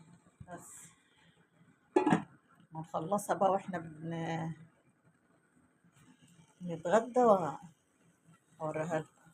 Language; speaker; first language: Arabic; native; Arabic